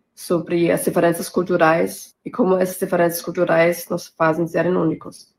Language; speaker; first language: Portuguese; non-native, fluent; German